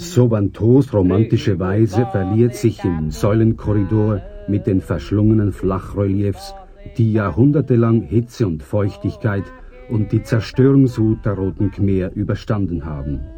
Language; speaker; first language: German; native; German